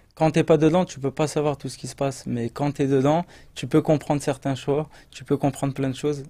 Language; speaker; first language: French; native; French